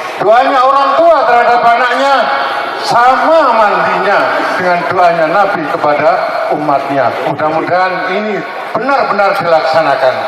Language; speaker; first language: Indonesian; non-native, local second language; Javanese